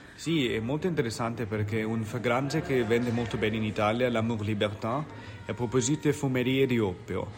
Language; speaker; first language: Italian; non-native, fluent; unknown